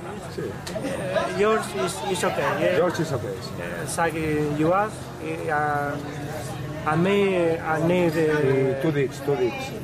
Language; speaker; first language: English; non-native, learner; Spanish